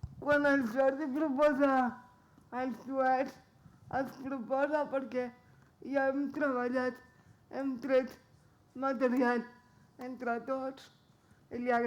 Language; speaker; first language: Catalan; non-native, local second language; Spanish